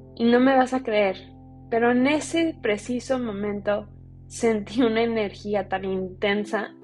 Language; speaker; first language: Spanish; early bilingual, heritage; Spanish